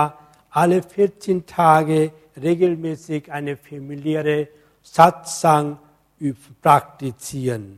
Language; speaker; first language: German; non-native, fluent; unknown